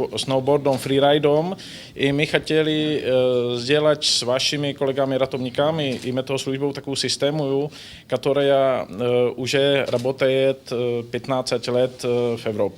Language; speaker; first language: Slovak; non-native, learner; Ukrainian